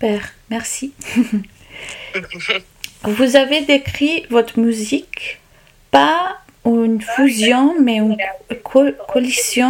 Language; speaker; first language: French; non-native, learner; Italian